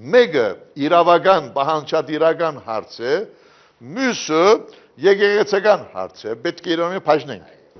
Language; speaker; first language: Armenian; early bilingual, heritage; Armenian